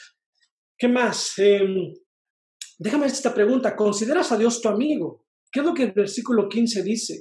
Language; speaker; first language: Spanish; native; Spanish